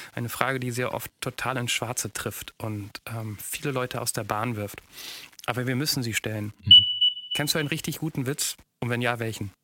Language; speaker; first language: German; native; German